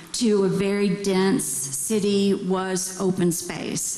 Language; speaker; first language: English; native; English